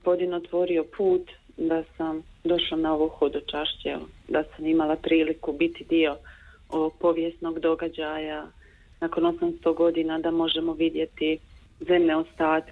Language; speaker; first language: Croatian; native; Croatian